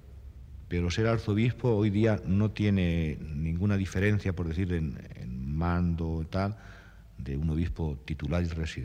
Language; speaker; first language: Spanish; native; Spanish